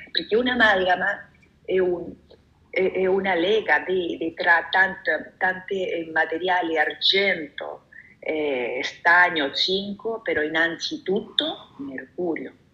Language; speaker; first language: Italian; non-native, fluent; Spanish